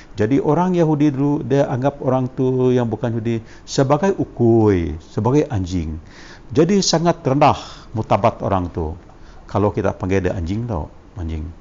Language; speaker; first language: Malay; non-native, local second language; Iban